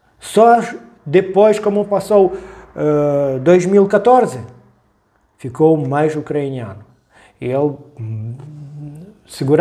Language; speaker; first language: Portuguese; non-native, learner; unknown